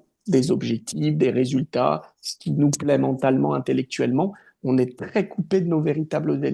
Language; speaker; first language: French; native; French